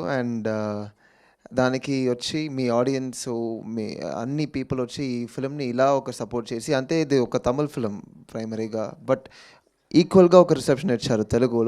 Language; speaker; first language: Telugu; non-native, local second language; Tamil